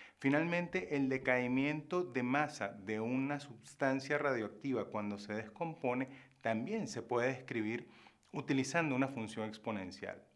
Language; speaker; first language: Spanish; native; Spanish